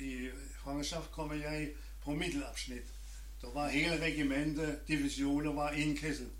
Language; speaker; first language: Danish; non-native, learner; German